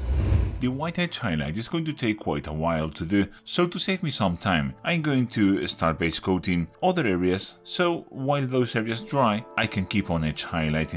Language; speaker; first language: English; non-native, fluent; Spanish